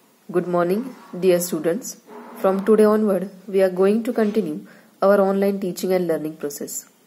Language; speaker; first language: English; non-native, local second language; Marathi